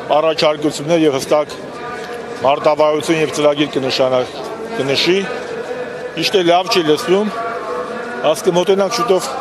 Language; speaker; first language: Armenian; native; Armenian